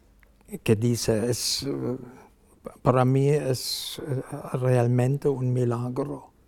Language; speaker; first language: Spanish; non-native, fluent; German